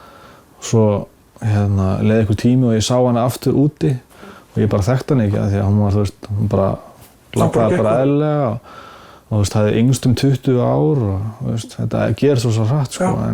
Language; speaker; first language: Icelandic; native; Icelandic